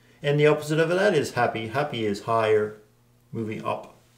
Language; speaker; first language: English; native; English